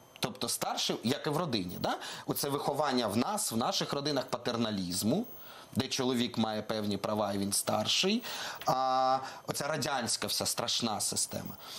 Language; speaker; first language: Ukrainian; non-native, local second language; Russian